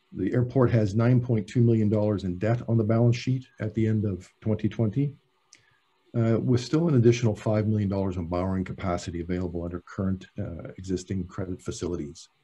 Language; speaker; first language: English; native; English